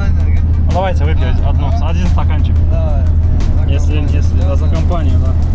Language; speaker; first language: Russian; non-native, learner; Lithuanian